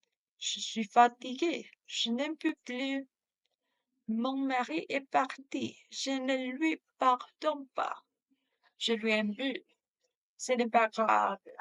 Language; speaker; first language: French; non-native, learner; Spanish